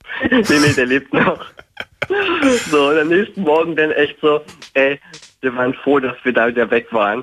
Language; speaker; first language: German; native; German